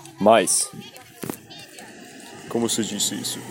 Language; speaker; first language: Portuguese; non-native, learner; Spanish